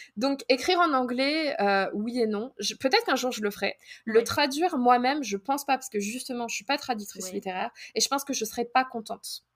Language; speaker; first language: French; native; French